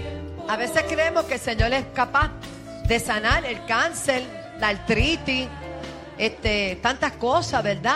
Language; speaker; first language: Spanish; native; Spanish